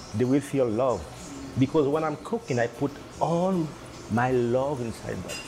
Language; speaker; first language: English; non-native, fluent; Haitian Creole